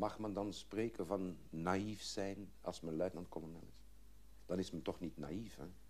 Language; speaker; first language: Dutch; native; Dutch